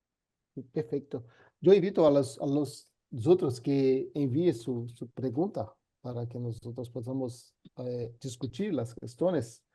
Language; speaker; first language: Spanish; non-native, fluent; Portuguese